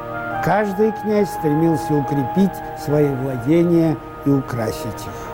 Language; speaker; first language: Russian; native; Russian